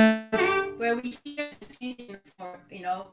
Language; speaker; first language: English; non-native, fluent; Finnish